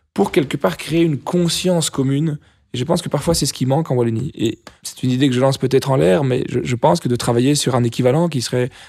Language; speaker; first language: French; native; French